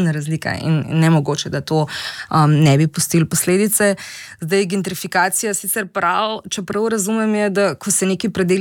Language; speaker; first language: Slovenian; native; Slovenian